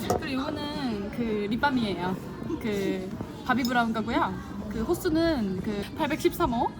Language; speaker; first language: Korean; native; Korean